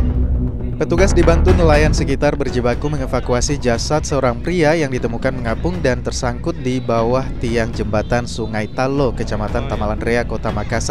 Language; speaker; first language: Indonesian; native; Indonesian